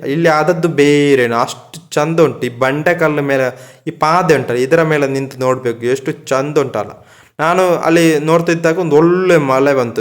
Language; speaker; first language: Kannada; non-native, local second language; Tulu